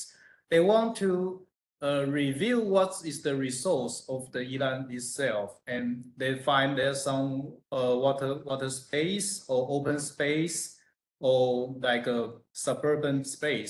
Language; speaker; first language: English; non-native, fluent; Chinese